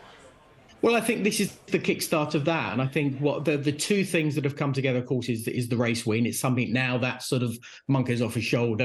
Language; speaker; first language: English; native; English